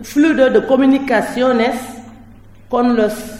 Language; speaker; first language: Spanish; non-native, learner; French